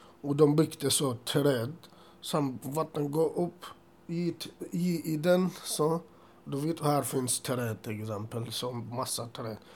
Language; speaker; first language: Swedish; non-native, learner; Assyrian Neo-Aramaic